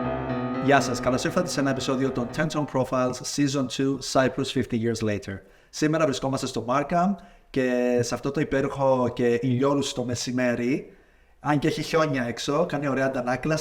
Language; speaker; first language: Greek; native; Greek